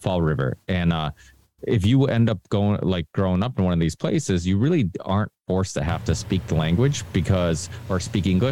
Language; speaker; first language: English; early bilingual, other home language; Portuguese